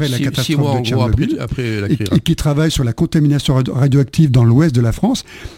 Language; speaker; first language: French; native; French